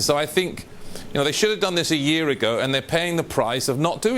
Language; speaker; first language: English; native; English